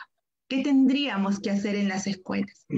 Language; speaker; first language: Spanish; native; Spanish